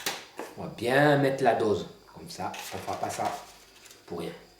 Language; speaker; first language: French; native; French